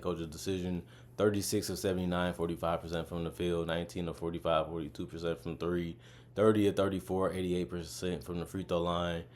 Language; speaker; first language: English; native; English